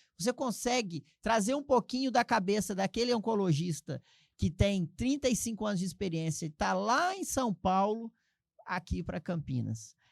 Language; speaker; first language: Portuguese; native; Portuguese